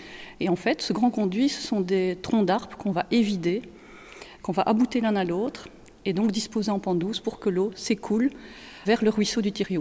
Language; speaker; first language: French; native; French